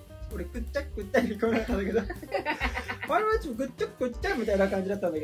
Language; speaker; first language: Japanese; native; Japanese